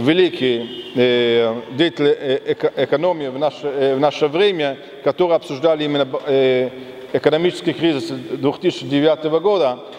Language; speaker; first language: Russian; non-native, fluent; German